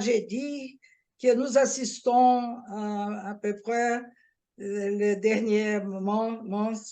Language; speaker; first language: French; non-native, learner; Portuguese